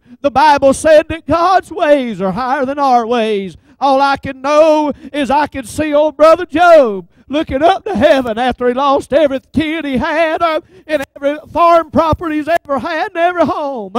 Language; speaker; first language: English; native; English